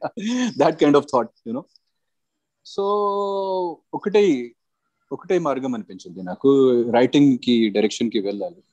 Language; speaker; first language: Telugu; non-native, local second language; Hindi